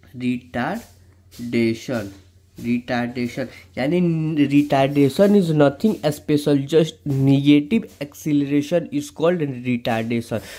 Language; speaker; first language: Hindi; native; Hindi